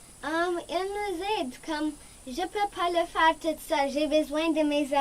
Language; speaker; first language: French; non-native, local second language; English